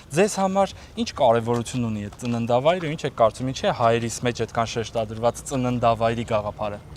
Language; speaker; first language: Armenian; native; Armenian